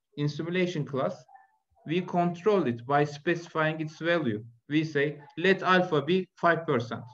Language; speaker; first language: English; non-native, fluent; Turkish